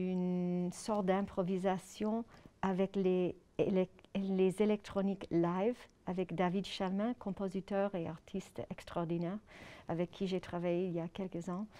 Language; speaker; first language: French; non-native, fluent; English